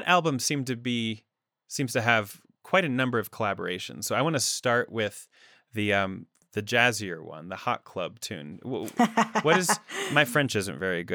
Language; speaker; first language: English; native; English